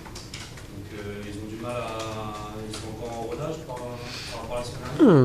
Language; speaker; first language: French; native; French